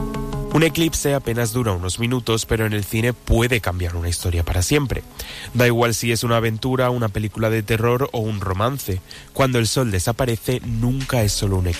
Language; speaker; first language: Spanish; native; Spanish